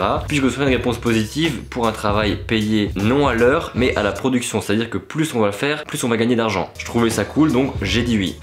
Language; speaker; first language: French; native; French